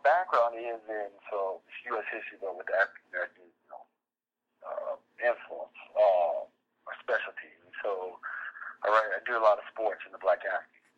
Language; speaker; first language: English; native; English